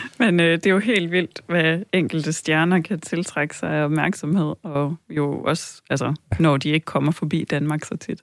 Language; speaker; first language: Danish; native; Danish